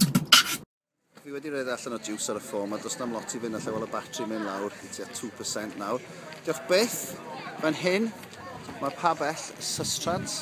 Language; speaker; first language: Welsh; native; Welsh